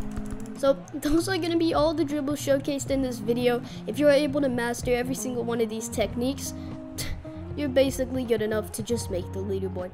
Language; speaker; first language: English; native; English